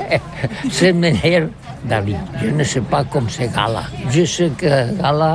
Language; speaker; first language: French; non-native, learner; Catalan